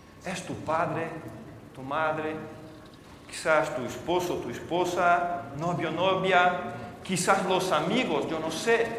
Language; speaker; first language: Spanish; non-native, fluent; Portuguese